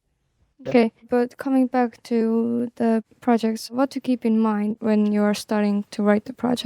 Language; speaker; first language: English; non-native, fluent; Estonian